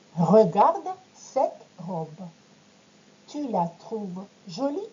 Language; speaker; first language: French; non-native, fluent; Ukrainian